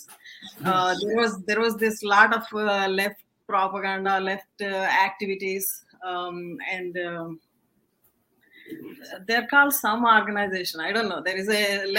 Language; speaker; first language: English; non-native, local second language; Telugu